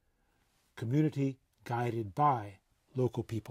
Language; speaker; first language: English; native; English